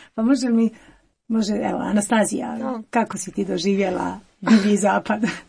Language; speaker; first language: Croatian; native; Croatian